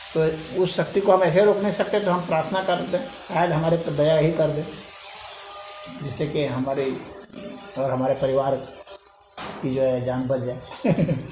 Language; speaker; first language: Hindi; native; Hindi